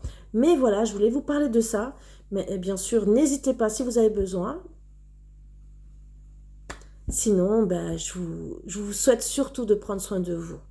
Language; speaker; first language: French; native; French